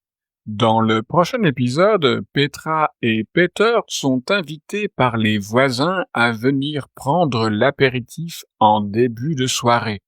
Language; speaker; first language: French; native; French